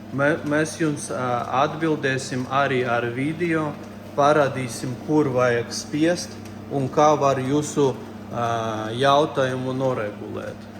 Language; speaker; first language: Latvian; non-native, local second language; Russian